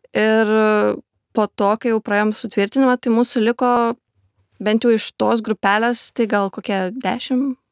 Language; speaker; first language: Lithuanian; native; Lithuanian